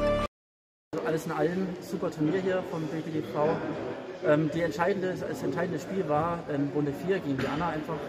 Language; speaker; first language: German; native; German